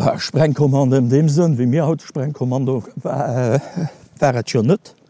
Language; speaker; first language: Luxembourgish; native; Luxembourgish